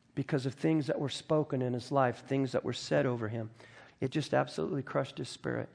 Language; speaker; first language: English; native; English